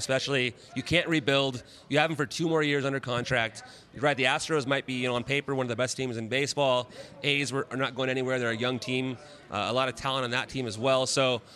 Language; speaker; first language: English; native; English